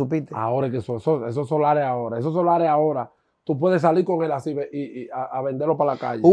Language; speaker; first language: Spanish; native; Spanish